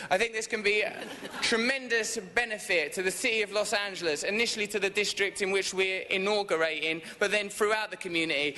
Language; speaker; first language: English; native; English